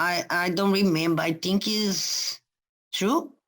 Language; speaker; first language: English; non-native, learner; Portuguese